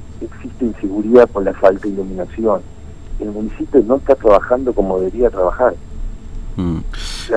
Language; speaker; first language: Spanish; native; Spanish